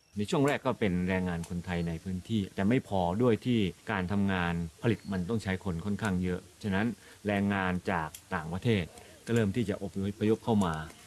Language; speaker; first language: Thai; native; Thai